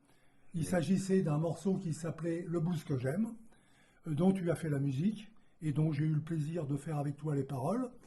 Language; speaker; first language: French; native; French